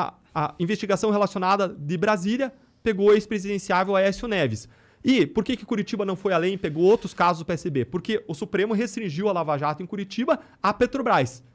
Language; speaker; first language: Portuguese; native; Portuguese